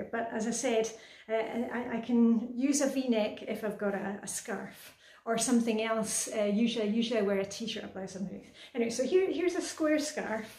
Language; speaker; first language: English; native; English